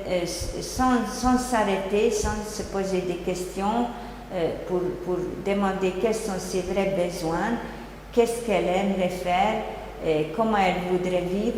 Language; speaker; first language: French; non-native, fluent; Hungarian